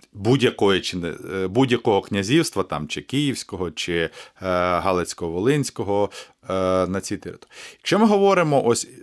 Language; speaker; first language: Ukrainian; native; Ukrainian